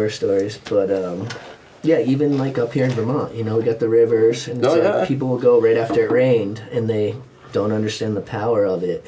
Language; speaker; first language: English; native; English